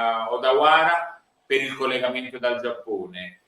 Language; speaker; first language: Italian; native; Italian